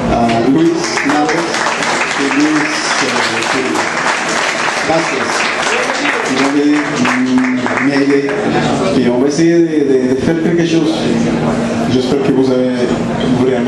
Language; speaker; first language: French; non-native, learner; Spanish